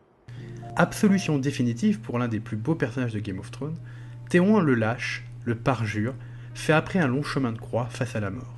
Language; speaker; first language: French; native; French